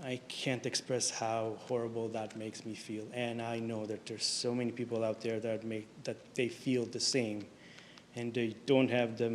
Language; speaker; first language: English; non-native, fluent; Hebrew